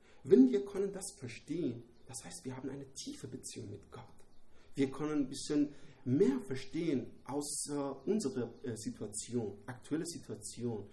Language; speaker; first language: German; non-native, learner; Persian